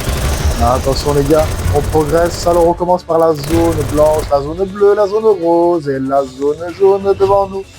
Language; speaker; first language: French; native; French